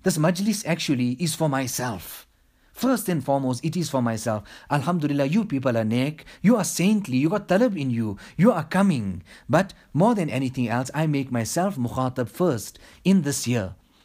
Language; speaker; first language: English; native; English